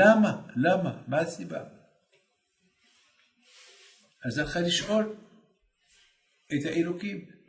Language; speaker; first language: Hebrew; non-native, fluent; French